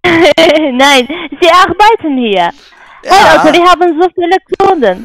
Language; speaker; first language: German; non-native, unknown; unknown